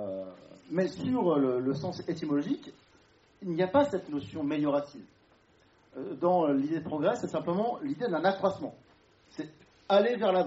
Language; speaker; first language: French; native; French